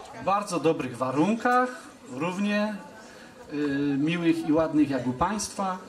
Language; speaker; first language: Polish; native; Polish